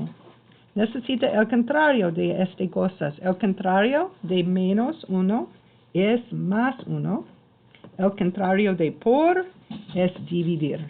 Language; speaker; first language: Spanish; non-native, learner; English